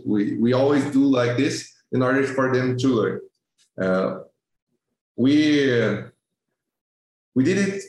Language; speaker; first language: English; non-native, fluent; Portuguese